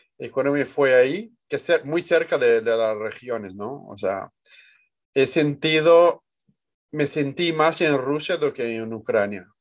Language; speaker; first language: Spanish; non-native, fluent; Portuguese